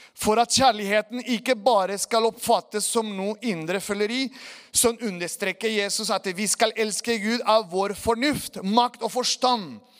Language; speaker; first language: Norwegian; non-native, fluent; Spanish